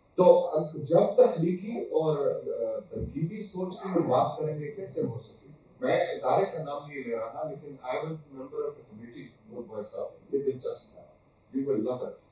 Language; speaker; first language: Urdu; non-native, local second language; Pashto